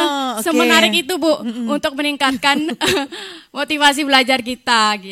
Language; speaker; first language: Indonesian; native; Indonesian